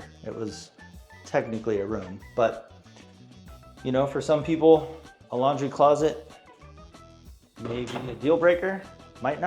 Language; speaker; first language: English; native; English